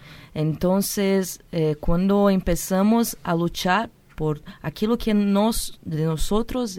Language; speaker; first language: Spanish; non-native, learner; Portuguese